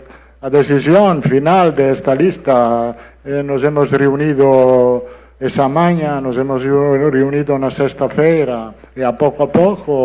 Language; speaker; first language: Portuguese; non-native, learner; Italian